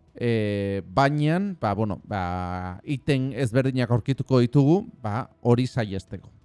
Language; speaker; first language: Basque; non-native, fluent; Spanish